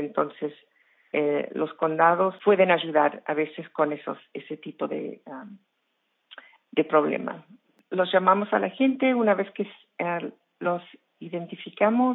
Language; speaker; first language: Spanish; early bilingual, heritage; English